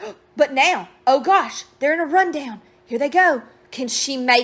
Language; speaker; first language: English; native; English